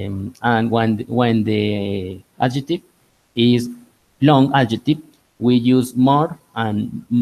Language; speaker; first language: English; non-native, learner; Spanish